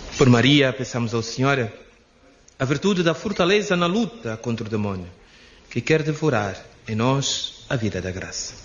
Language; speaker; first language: Portuguese; native; Portuguese